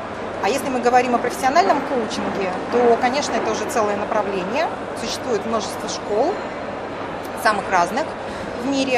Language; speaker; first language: Russian; native; Russian